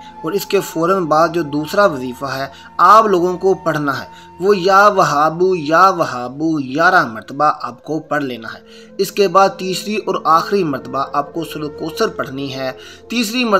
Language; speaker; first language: Urdu; native; Urdu